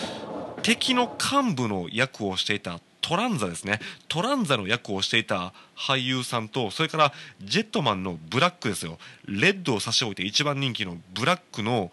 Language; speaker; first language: Japanese; native; Japanese